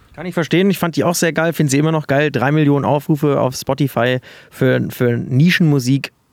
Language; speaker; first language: German; native; German